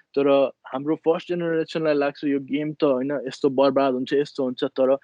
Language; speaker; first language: Nepali; early bilingual, other home language; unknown